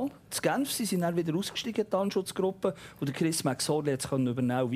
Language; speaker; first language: German; native; German